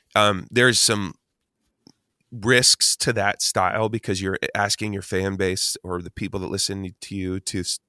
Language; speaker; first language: English; native; English